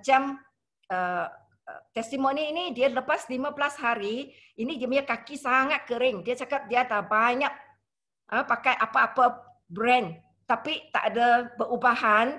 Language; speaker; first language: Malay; non-native, local second language; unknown